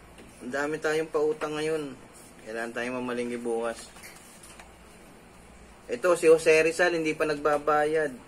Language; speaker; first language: Filipino; native; Filipino